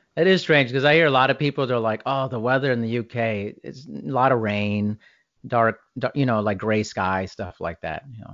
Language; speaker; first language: English; native; English